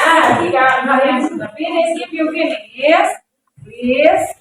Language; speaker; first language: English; non-native, learner; Indonesian